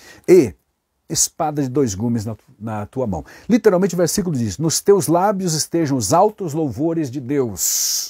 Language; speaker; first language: Portuguese; native; Portuguese